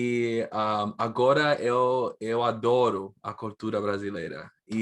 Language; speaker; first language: Portuguese; non-native, learner; English